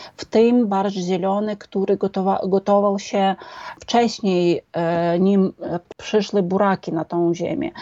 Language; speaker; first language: Polish; non-native, fluent; Ukrainian